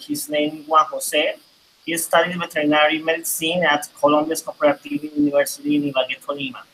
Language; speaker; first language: English; non-native, learner; Spanish